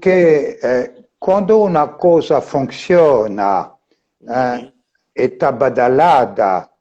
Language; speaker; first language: Portuguese; non-native, fluent; French